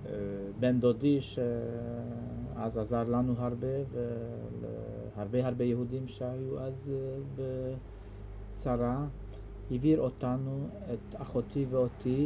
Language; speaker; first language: Hebrew; non-native, fluent; Hungarian